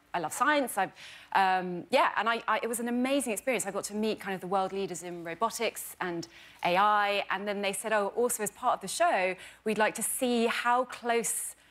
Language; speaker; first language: English; native; English